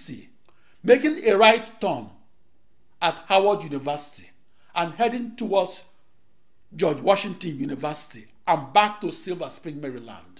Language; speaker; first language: English; non-native, local second language; Igbo